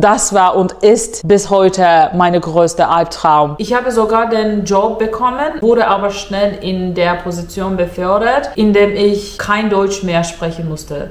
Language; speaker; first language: German; non-native, fluent; Turkish